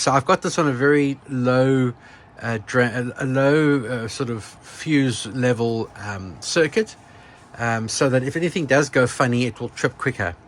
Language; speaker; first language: English; native; English